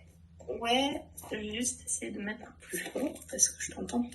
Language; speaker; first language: French; native; French